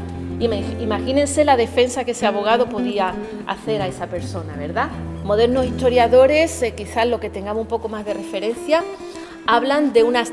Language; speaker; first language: Spanish; native; Spanish